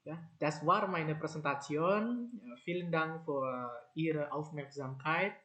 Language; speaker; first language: German; non-native, learner; Indonesian